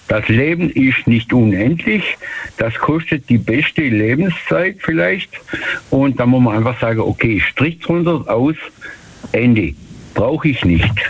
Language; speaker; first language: German; native; German